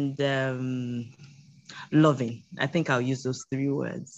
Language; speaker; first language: English; non-native, local second language; Yoruba